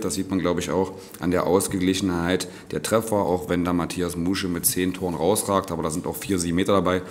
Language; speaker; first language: German; native; German